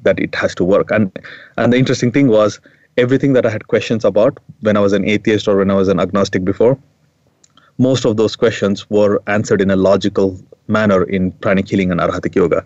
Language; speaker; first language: English; non-native, local second language; Kannada